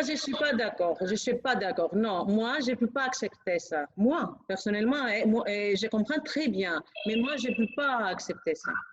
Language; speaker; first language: French; non-native, fluent; Greek